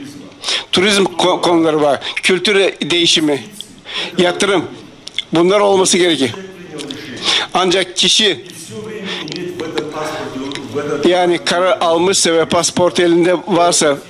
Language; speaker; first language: Turkish; non-native, fluent; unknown